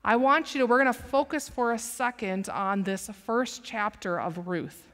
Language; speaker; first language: English; native; English